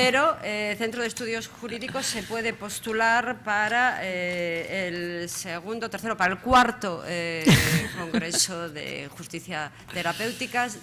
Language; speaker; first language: Spanish; native; Spanish